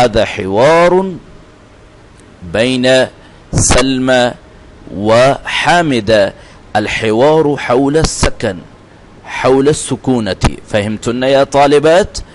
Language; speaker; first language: Arabic; non-native, fluent; Urdu